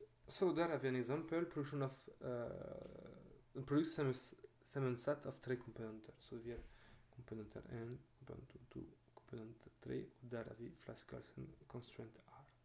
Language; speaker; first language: Norwegian; non-native, fluent; French